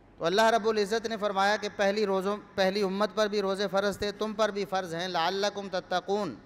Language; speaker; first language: Urdu; non-native, local second language; Punjabi